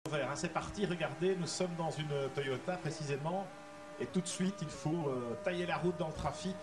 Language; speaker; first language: French; native; French